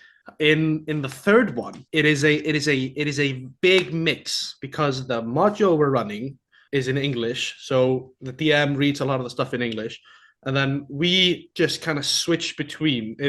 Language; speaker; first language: English; non-native, fluent; Icelandic